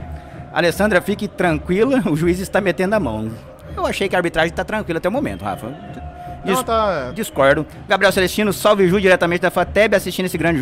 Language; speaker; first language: Portuguese; native; Portuguese